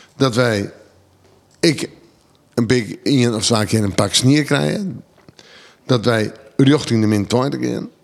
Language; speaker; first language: Dutch; non-native, local second language; Western Frisian